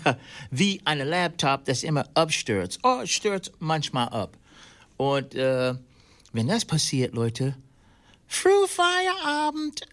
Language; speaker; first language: German; non-native, learner; English